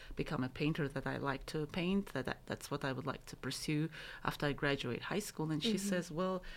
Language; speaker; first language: English; non-native, fluent; Mongolian